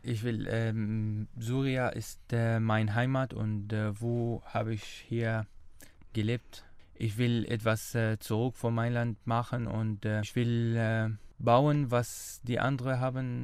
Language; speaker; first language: German; non-native, learner; Arabic